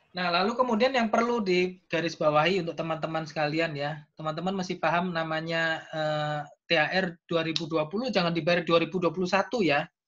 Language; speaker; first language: Indonesian; native; Indonesian